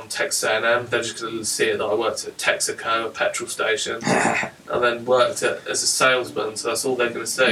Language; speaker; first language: English; native; English